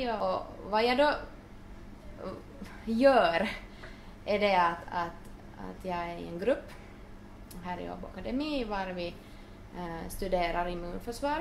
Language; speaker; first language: Swedish; non-native, local second language; Finnish